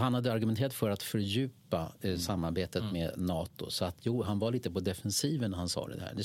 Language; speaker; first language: Swedish; native; Swedish